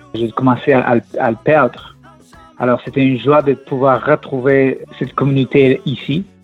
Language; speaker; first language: French; non-native, fluent; Spanish